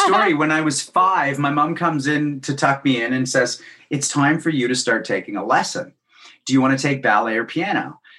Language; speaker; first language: English; native; English